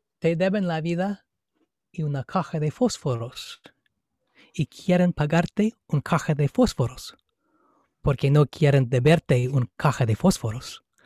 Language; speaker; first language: Spanish; non-native, fluent; English